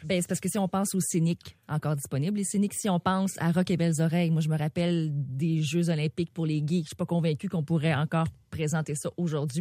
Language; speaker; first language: French; native; French